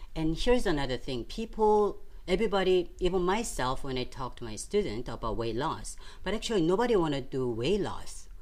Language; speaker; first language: English; non-native, fluent; Korean